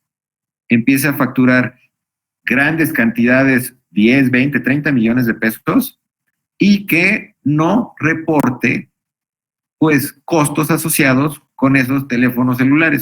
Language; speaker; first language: Spanish; native; Spanish